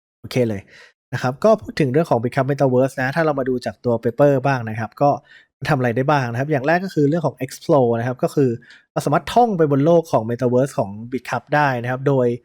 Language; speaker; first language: Thai; native; Thai